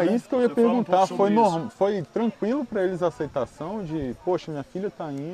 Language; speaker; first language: Portuguese; native; Portuguese